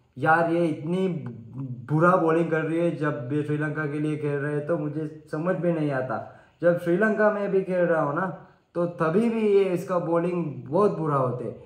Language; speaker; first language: Hindi; non-native, learner; Sinhala